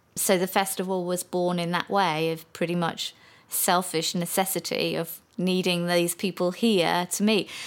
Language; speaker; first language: English; native; English